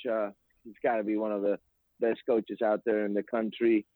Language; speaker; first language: English; non-native, fluent; Spanish